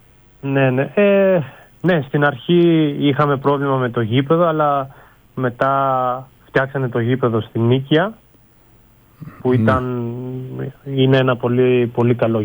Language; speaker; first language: Greek; non-native, fluent; Bulgarian